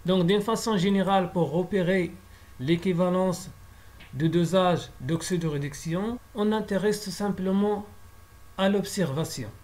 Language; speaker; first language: French; non-native, local second language; Arabic